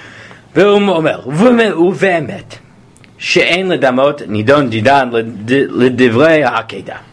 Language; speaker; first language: Hebrew; non-native, fluent; English